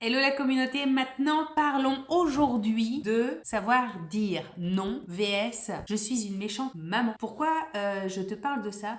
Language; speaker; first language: French; native; French